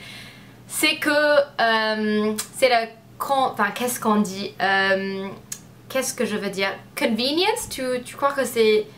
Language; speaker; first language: French; non-native, learner; English